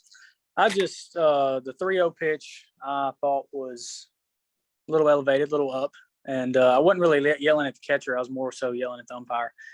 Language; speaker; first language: English; native; English